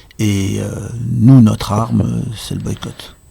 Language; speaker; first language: French; native; French